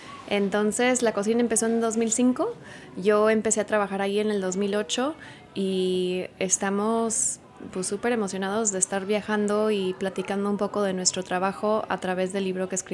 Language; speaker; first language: Spanish; early bilingual, heritage; Spanish